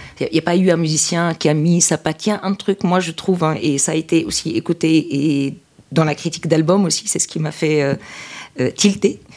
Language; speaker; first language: French; non-native, local second language; Arabic